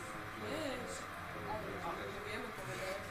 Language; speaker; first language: Slovak; non-native, learner; Polish